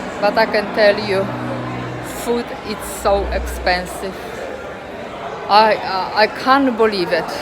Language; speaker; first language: English; non-native, learner; Polish